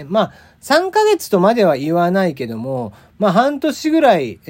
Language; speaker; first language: Japanese; native; Japanese